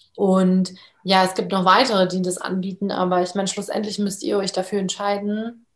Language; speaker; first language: German; native; German